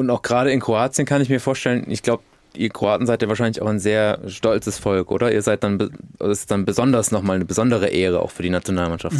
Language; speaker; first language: German; native; German